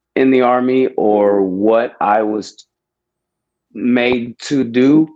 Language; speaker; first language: English; native; English